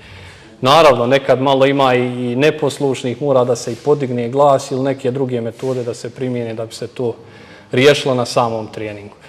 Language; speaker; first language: Serbian; native; Serbian